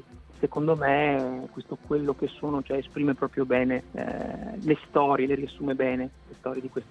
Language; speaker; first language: Italian; native; Italian